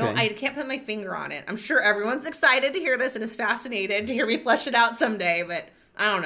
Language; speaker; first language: English; native; English